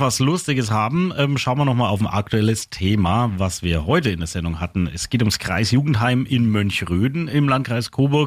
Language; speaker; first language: German; native; German